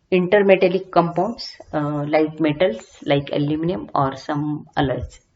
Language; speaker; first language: English; non-native, local second language; Marathi